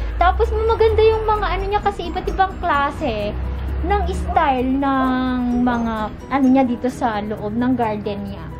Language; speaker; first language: Filipino; native; Filipino